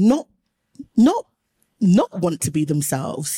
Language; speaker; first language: English; native; English